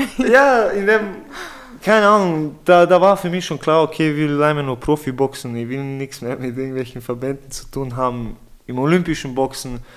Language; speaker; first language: German; native; German